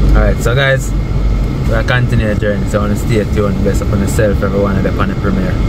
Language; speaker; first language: English; native; English